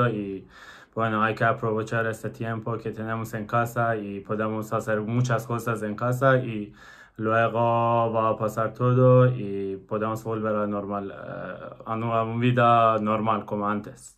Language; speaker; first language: Spanish; non-native, fluent; Persian